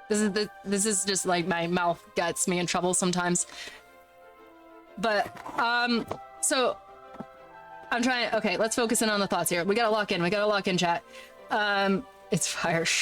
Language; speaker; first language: English; native; English